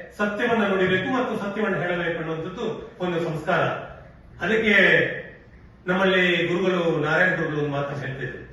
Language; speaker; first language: Kannada; non-native, local second language; Tulu